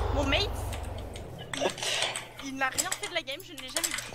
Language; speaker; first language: French; native; French